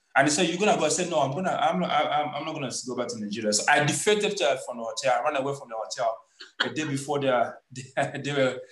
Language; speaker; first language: English; non-native, local second language; Igbo